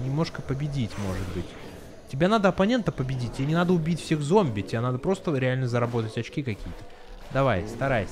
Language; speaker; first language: Russian; native; Russian